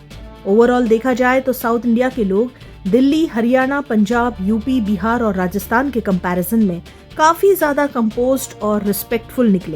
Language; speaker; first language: Hindi; native; Hindi